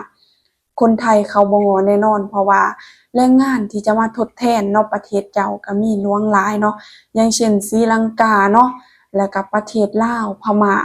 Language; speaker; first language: Thai; non-native, local second language; Lao